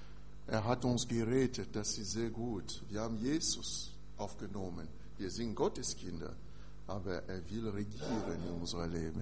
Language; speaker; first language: German; non-native, fluent; French